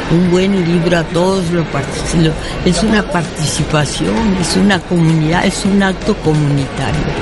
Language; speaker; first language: Spanish; early bilingual, other home language; French